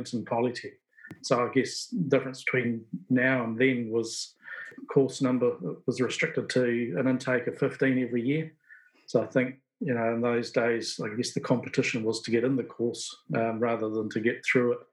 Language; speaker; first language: English; native; English